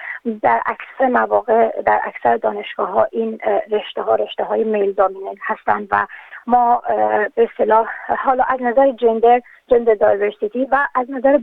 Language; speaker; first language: Persian; native; Persian